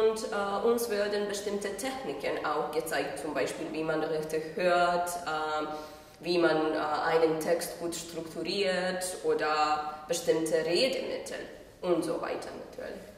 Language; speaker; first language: German; non-native, fluent; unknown